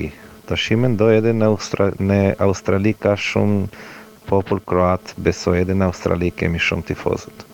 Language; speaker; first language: Albanian; non-native, learner; Croatian